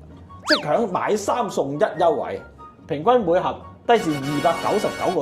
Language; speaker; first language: Cantonese; native; Cantonese